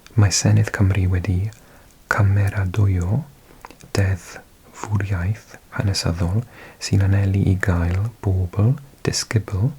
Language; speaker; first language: Welsh; non-native, learner; English